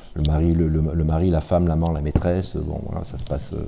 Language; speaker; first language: French; native; French